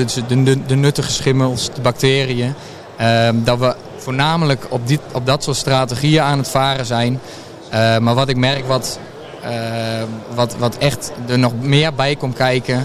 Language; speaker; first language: Dutch; native; Dutch